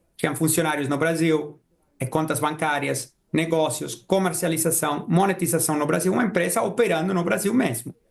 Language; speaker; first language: Portuguese; non-native, fluent; Spanish